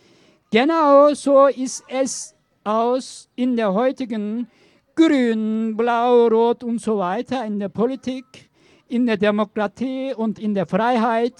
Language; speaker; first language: German; non-native, learner; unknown